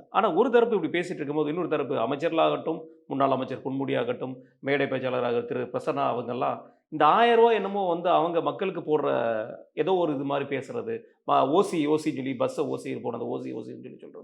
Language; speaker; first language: Tamil; native; Tamil